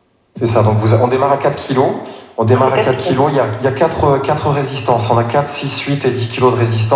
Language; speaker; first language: French; native; French